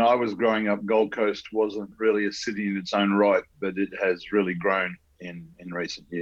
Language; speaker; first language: English; native; English